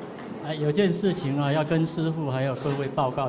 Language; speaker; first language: Chinese; native; Chinese